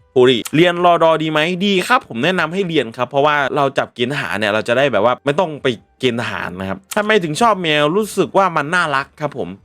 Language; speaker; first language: Thai; native; Thai